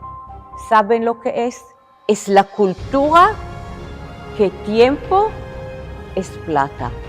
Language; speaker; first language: Spanish; non-native, fluent; Hebrew